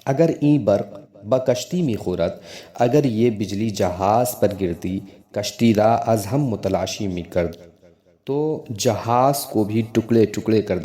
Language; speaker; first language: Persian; non-native, fluent; Urdu